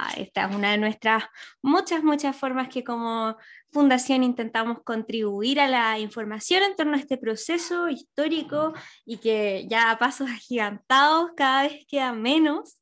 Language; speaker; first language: Spanish; native; Spanish